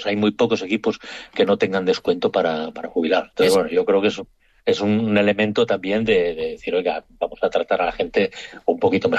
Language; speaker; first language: Spanish; native; Spanish